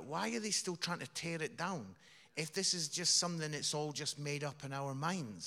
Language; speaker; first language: English; native; English